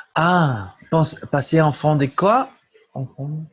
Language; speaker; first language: French; non-native, fluent; Portuguese